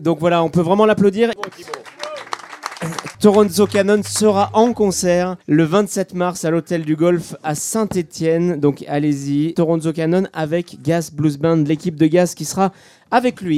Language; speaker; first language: French; native; French